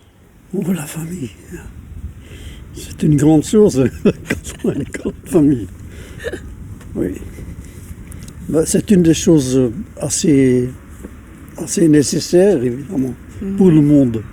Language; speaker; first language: French; non-native, local second language; Dutch